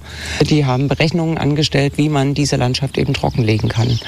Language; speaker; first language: German; native; German